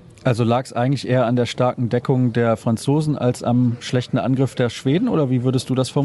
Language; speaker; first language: German; native; German